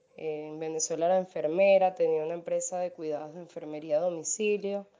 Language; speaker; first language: Spanish; native; Spanish